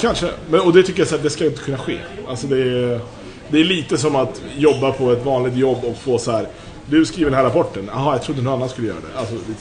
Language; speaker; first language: Swedish; native; Swedish